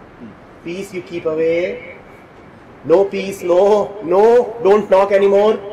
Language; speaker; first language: English; non-native, local second language; Hindi